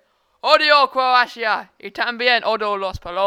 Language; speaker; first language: Spanish; non-native, learner; English